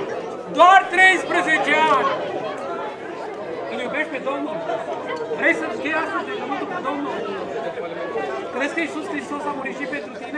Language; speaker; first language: Romanian; native; Romanian